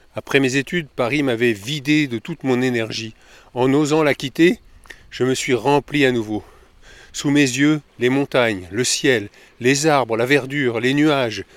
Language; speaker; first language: French; native; French